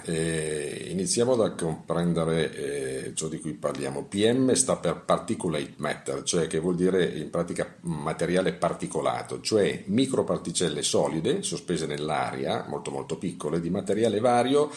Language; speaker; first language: Italian; native; Italian